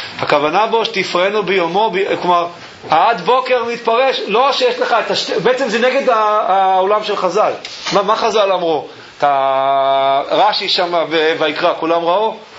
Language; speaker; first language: Hebrew; early bilingual, other home language; English